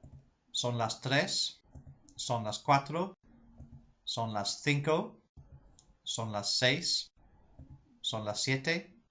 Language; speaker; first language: Spanish; non-native, fluent; English